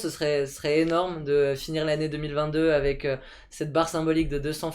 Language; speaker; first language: French; native; French